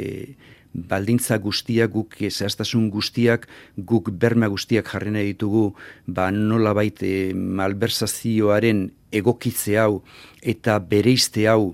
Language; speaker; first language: Basque; native; Basque